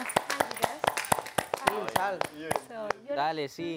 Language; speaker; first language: Spanish; native; Spanish